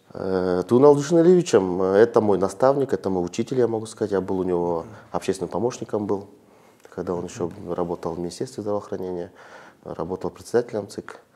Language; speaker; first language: Russian; non-native, local second language; Kyrgyz